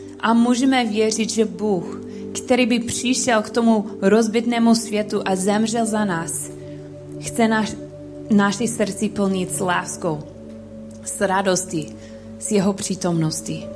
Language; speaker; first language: Czech; non-native, learner; English